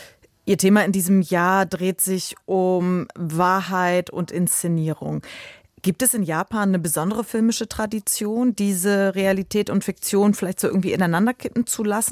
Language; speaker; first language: German; native; German